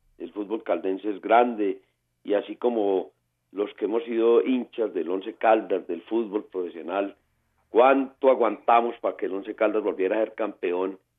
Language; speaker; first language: Spanish; native; Spanish